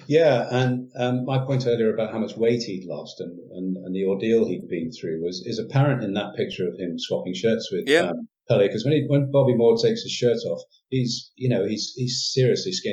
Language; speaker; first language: English; native; English